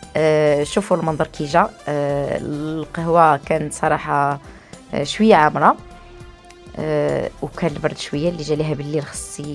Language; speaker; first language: Arabic; native; Arabic